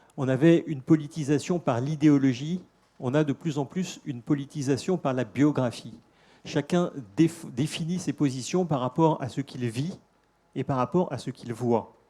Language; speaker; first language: French; native; French